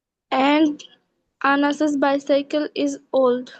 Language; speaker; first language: English; non-native, learner; Bangla